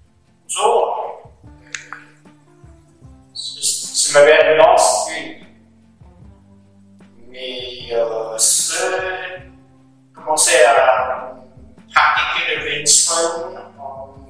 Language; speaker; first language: French; non-native, learner; Chinese